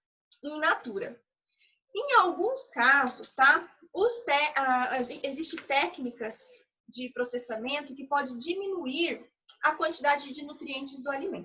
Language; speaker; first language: Portuguese; native; Portuguese